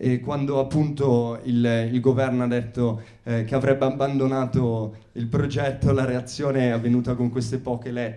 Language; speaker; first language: Italian; native; Italian